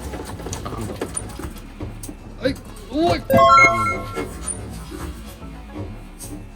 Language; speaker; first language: Chinese; native; Chinese